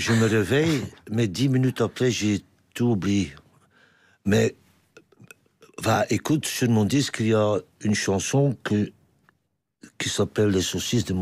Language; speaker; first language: French; non-native, local second language; Dutch